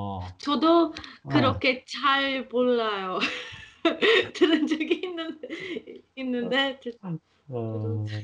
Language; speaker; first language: Korean; non-native, learner; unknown